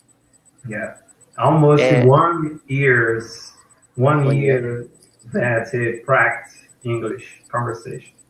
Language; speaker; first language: English; non-native, learner; Portuguese